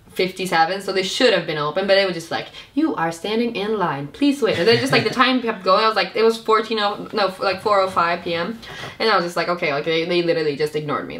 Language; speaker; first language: English; non-native, fluent; Finnish